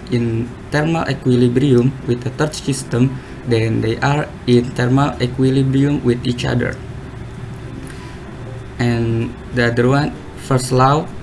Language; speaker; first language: English; non-native, learner; Indonesian